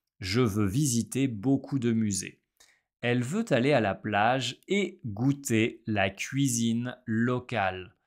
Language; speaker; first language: French; non-native, fluent; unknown